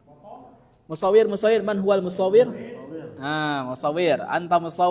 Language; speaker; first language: Arabic; non-native, fluent; Sundanese